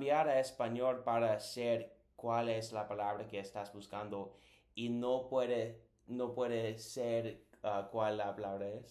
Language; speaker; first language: Spanish; non-native, learner; English